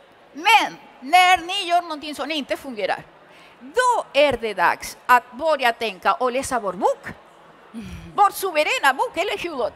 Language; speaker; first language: Swedish; early bilingual, other home language; Spanish